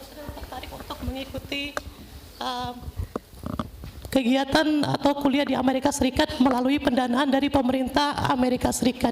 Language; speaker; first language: Indonesian; native; Indonesian